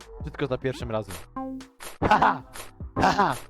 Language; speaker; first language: Polish; native; Polish